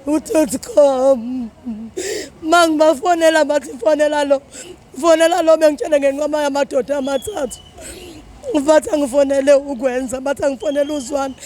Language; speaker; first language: Zulu; native; Zulu